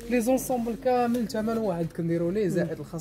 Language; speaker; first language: Arabic; native; Arabic